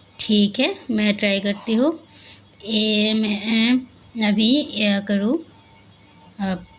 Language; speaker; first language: Hindi; non-native, learner; Bangla